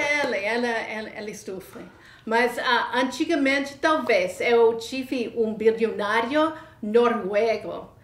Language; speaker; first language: Portuguese; non-native, fluent; English